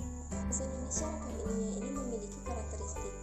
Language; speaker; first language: Indonesian; native; Indonesian